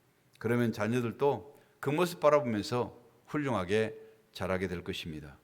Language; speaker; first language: Korean; native; Korean